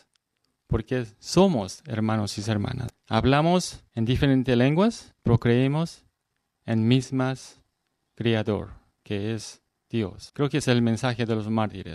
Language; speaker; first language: Spanish; non-native, learner; Korean